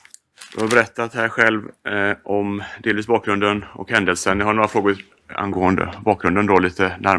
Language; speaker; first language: Swedish; native; Swedish